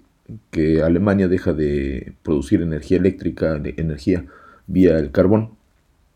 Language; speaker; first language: Spanish; native; Spanish